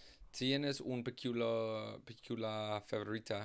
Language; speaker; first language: Spanish; non-native, learner; English